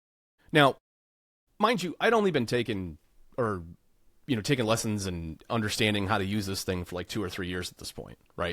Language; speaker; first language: English; native; English